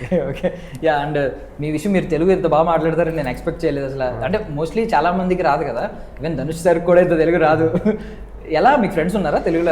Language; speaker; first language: Telugu; native; Telugu